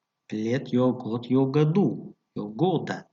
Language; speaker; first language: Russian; non-native, local second language; Tajik